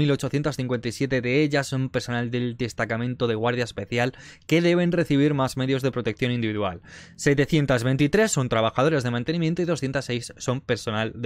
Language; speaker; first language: Spanish; native; Spanish